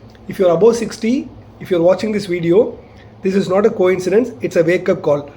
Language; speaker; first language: English; non-native, local second language; Tamil